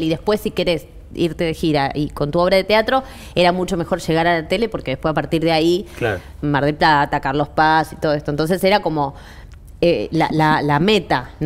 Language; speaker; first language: Spanish; native; Spanish